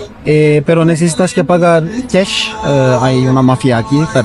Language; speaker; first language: Spanish; non-native, learner; Turkish